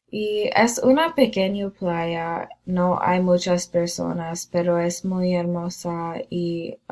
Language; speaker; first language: Spanish; non-native, learner; English